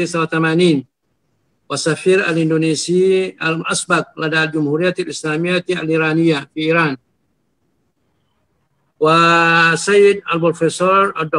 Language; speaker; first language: Arabic; non-native, fluent; Indonesian